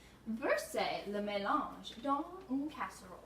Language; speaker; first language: French; non-native, learner; English